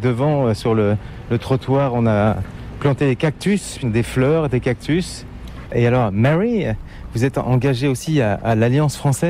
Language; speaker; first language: French; native; French